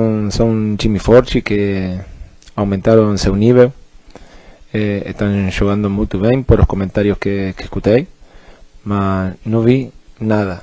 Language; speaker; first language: Portuguese; non-native, fluent; Spanish